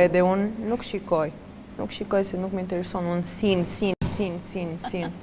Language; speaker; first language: Albanian; early bilingual, heritage; Albanian